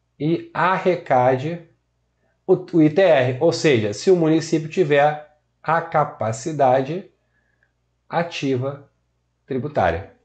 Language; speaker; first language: Portuguese; native; Portuguese